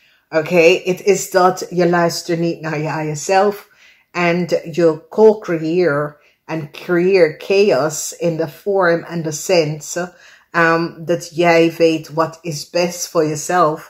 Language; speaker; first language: Dutch; non-native, fluent; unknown